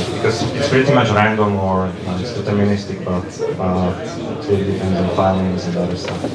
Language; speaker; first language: English; non-native, fluent; Slovak